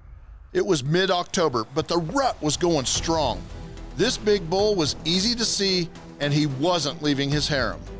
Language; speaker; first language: English; native; English